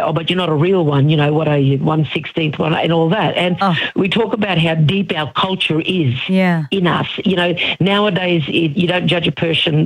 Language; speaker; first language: English; native; English